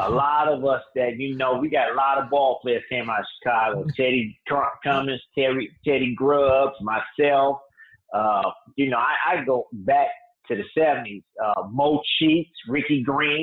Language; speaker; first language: English; native; English